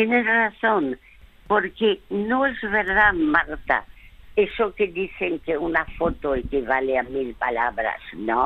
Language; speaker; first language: Spanish; early bilingual, other home language; French